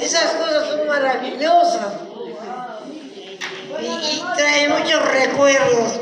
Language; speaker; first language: Spanish; native; Spanish